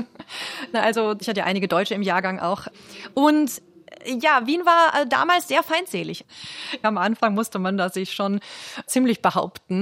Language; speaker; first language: German; native; German